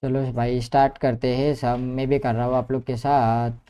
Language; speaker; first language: Hindi; non-native, local second language; Marathi